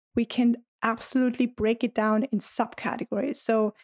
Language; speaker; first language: English; non-native, fluent; German